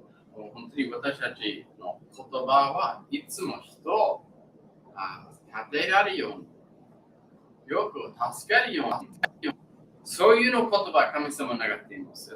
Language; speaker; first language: Japanese; non-native, learner; English